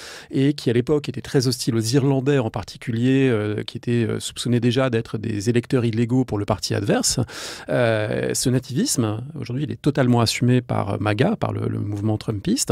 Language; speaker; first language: French; native; French